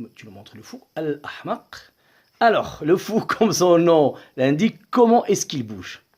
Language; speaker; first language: French; non-native, local second language; Arabic